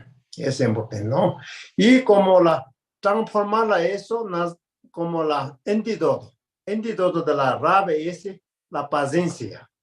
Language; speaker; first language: Spanish; non-native, learner; Tibetan